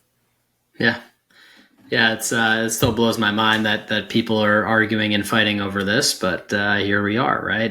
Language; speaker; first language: English; native; English